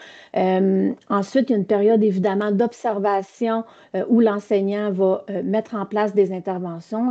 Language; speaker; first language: French; native; French